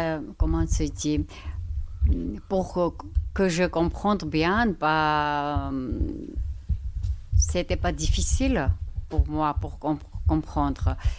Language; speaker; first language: French; non-native, learner; Georgian